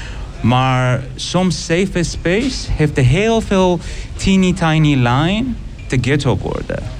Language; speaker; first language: Dutch; non-native, learner; Persian